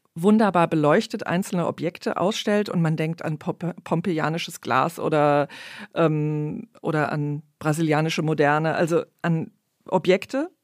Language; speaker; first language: German; native; German